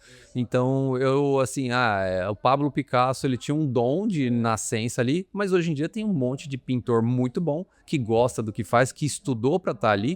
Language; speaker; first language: Portuguese; native; Portuguese